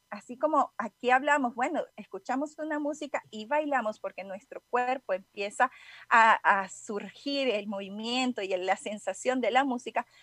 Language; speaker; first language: Spanish; native; Spanish